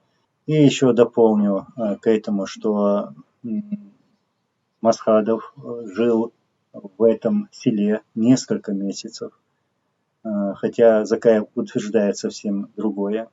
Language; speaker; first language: Russian; non-native, local second language; Chechen